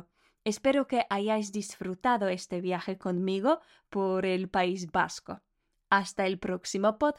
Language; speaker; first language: Spanish; non-native, fluent; Polish